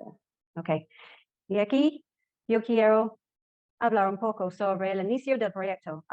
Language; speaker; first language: Spanish; non-native, fluent; English